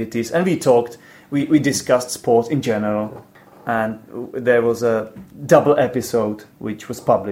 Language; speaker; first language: English; non-native, fluent; Czech